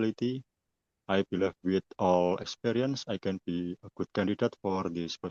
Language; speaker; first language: English; non-native, learner; Indonesian